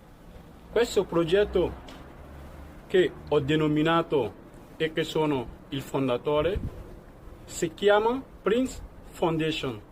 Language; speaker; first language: Italian; non-native, fluent; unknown